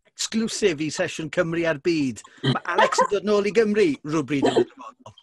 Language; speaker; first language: Welsh; native; Welsh